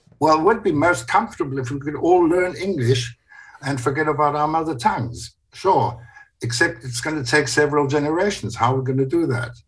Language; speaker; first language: English; non-native, fluent; German